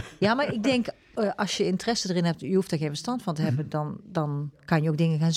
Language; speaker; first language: Dutch; native; Dutch